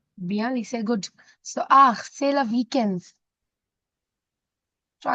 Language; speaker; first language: French; non-native, fluent; Hindi